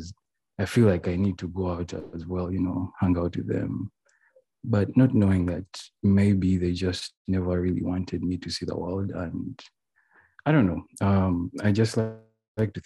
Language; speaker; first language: English; non-native, local second language; Ganda